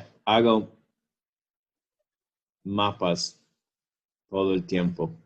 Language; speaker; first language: Spanish; non-native, learner; English